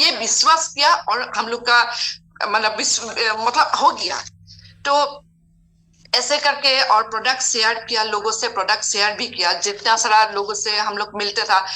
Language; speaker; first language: Hindi; non-native, local second language; Assamese